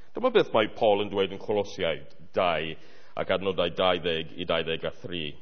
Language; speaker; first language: Welsh; non-native, fluent; English